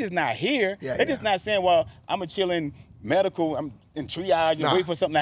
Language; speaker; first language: English; native; English